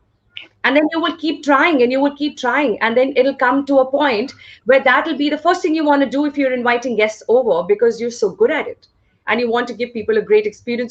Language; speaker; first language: English; non-native, local second language; Hindi